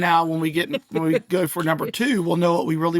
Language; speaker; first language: English; native; English